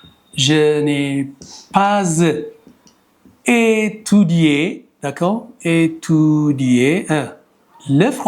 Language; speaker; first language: French; non-native, fluent; Amharic